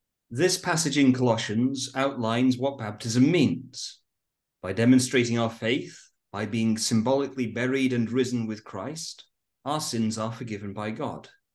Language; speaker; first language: English; native; English